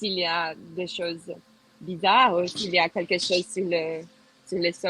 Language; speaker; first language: French; non-native, learner; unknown